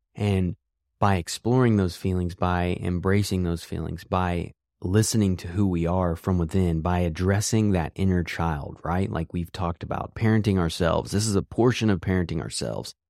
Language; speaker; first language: English; native; English